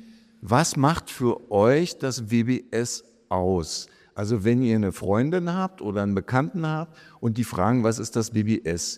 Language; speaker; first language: German; native; German